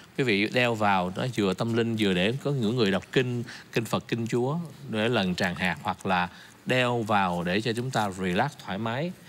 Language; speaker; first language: Vietnamese; native; Vietnamese